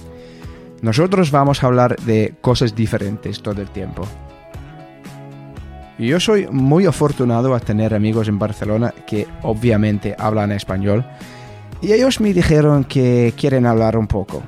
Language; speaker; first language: Spanish; non-native, fluent; English